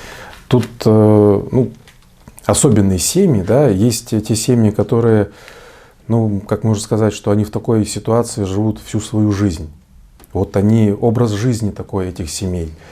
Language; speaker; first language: Russian; native; Russian